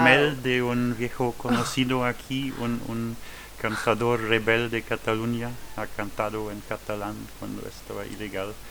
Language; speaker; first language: Spanish; non-native, learner; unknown